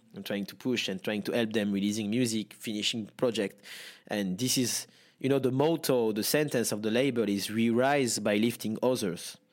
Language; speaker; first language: English; non-native, fluent; French